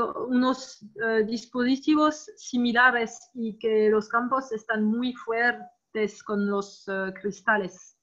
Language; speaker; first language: Spanish; non-native, learner; French